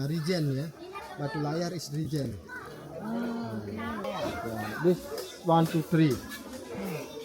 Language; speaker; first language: English; non-native, learner; Indonesian